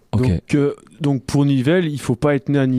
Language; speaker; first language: French; native; French